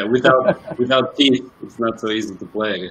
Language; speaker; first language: English; non-native, fluent; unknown